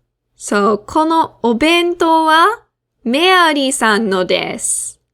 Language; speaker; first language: Japanese; non-native, fluent; English